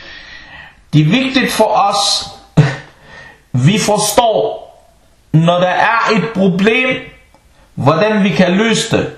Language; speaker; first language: Danish; non-native, fluent; Arabic